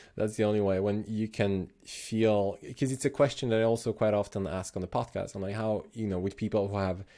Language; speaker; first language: English; non-native, fluent; Slovenian